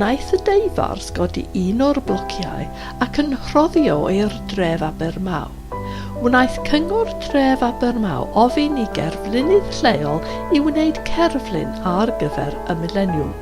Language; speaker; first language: Welsh; non-native, fluent; English